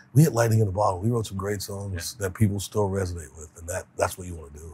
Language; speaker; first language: English; native; English